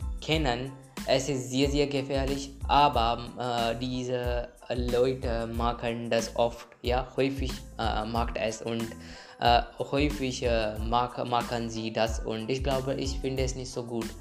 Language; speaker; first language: German; non-native, learner; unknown